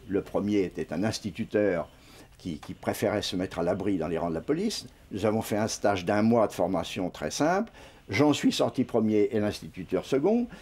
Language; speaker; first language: French; native; French